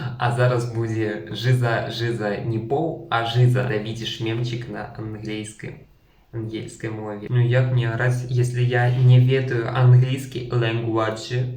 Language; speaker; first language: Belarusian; non-native, local second language; Russian